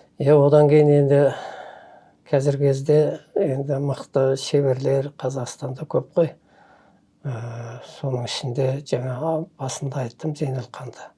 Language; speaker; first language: Kazakh; early bilingual, heritage; Kazakh